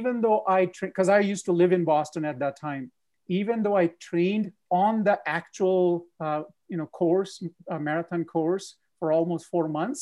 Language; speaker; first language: English; non-native, local second language; Punjabi